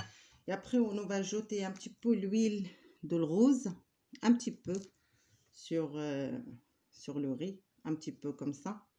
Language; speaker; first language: French; non-native, learner; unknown